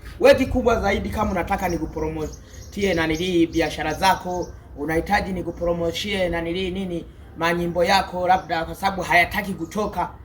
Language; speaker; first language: Swahili; native; Swahili